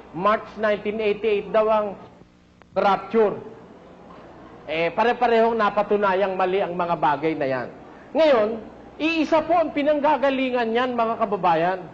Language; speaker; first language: Filipino; non-native, local second language; Pampanga